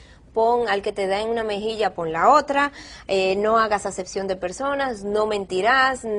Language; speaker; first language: Spanish; native; Spanish